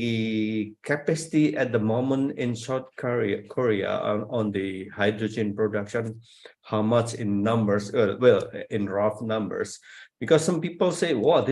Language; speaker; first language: English; non-native, fluent; Indonesian